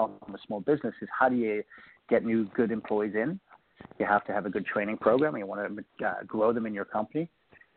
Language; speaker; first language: English; native; English